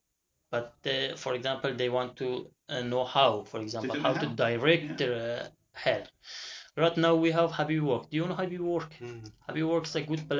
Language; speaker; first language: English; non-native, learner; Persian